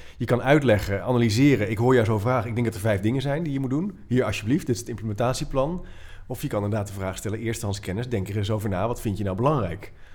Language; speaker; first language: Dutch; native; Dutch